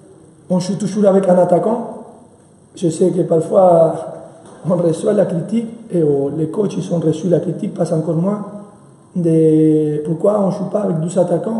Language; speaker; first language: French; non-native, fluent; Spanish